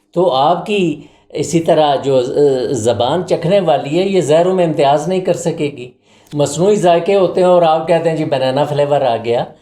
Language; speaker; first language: Urdu; non-native, local second language; Punjabi